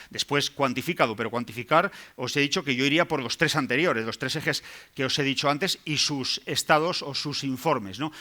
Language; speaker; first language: Spanish; native; Spanish